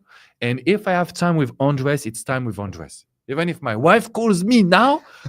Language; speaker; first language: English; non-native, fluent; French